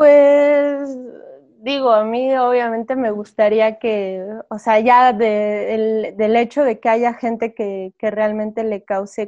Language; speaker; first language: Spanish; native; Spanish